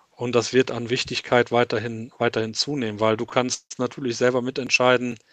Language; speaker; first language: German; native; German